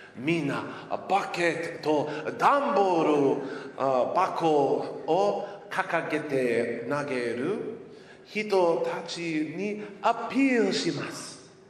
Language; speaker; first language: Japanese; non-native, learner; English